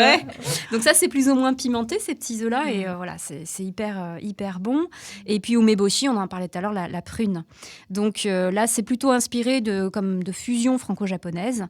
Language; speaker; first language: French; native; French